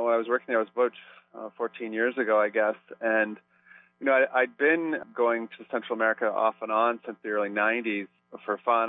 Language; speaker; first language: English; native; English